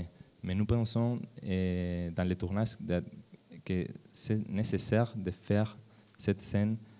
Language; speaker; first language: French; non-native, learner; Spanish